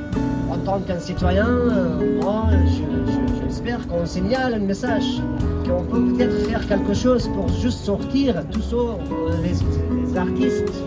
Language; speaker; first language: French; non-native, fluent; Persian